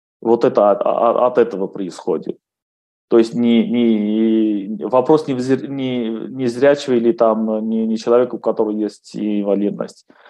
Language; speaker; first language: Russian; non-native, local second language; Armenian